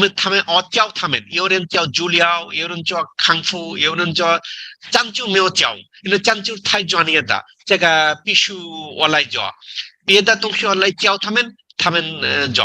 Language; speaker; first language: Chinese; non-native, learner; Bangla